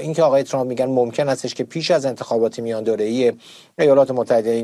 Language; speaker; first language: Persian; native; Persian